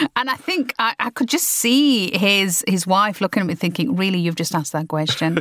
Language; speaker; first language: English; early bilingual, other home language; Punjabi